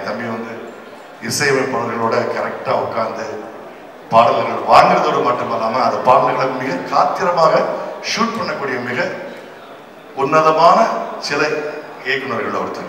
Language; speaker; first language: Tamil; native; Tamil